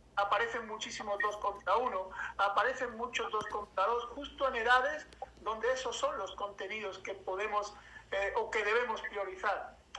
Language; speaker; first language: Spanish; native; Spanish